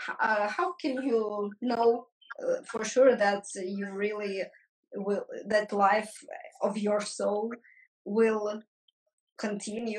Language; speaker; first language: English; non-native, fluent; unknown